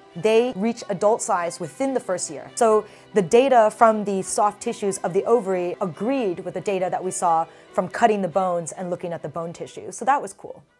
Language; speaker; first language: English; native; English